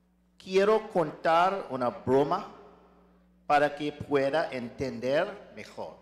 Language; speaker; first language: Spanish; non-native, learner; English